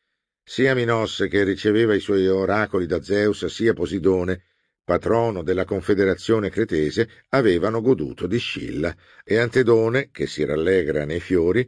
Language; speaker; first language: Italian; native; Italian